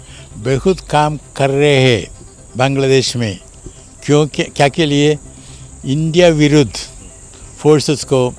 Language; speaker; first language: Hindi; non-native, local second language; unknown